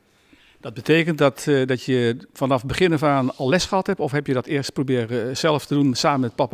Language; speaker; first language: Dutch; native; Dutch